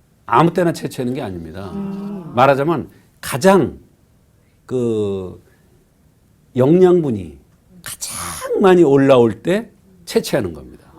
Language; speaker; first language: Korean; native; Korean